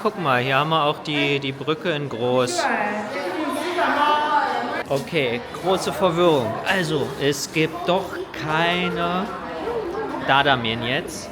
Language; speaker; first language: German; early bilingual, other home language; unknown